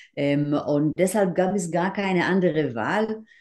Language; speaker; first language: German; non-native, fluent; Hebrew